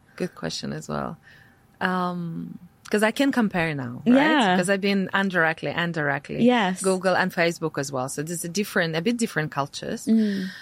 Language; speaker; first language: English; non-native, fluent; Latvian